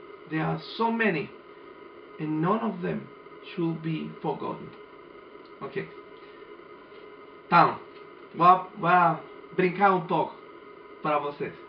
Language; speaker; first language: English; non-native, fluent; Spanish